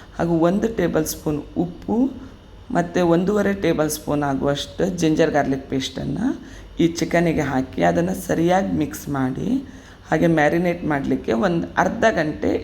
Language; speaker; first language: Kannada; native; Kannada